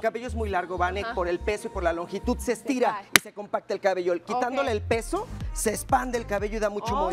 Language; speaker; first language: Spanish; native; Spanish